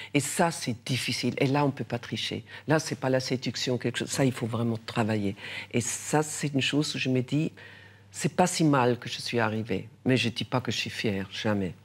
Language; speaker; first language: French; non-native, local second language; German